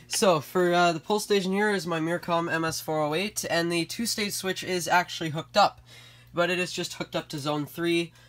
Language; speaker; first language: English; native; English